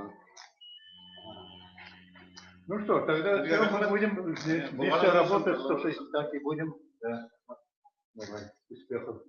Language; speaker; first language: Russian; non-native, local second language; Bashkir